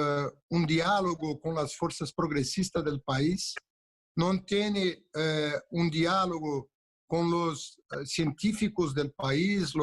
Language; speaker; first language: Spanish; non-native, local second language; Portuguese